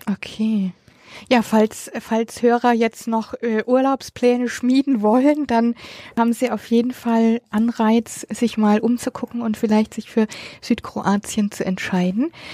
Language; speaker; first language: German; native; German